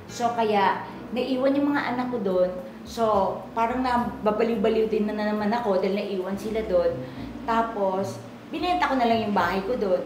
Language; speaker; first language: Filipino; native; Filipino